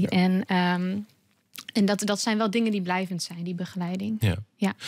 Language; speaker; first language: Dutch; native; Dutch